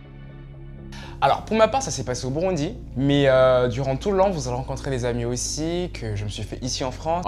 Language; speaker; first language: French; non-native, local second language; Rundi